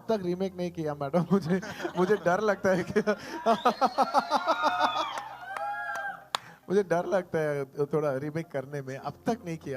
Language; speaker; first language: Hindi; non-native, local second language; Telugu